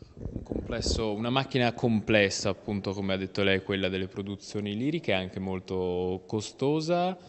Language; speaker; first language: Italian; native; Italian